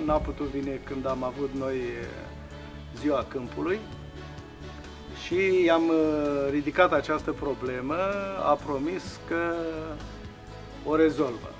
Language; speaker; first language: Romanian; native; Romanian